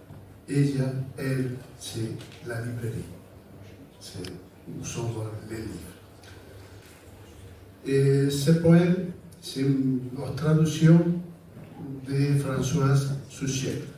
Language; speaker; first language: French; non-native, fluent; Spanish